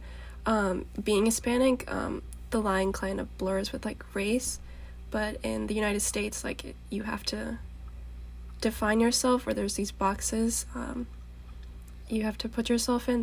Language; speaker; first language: English; native; English